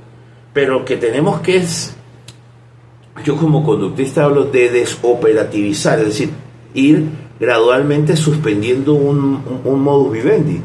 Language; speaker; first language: Spanish; native; Spanish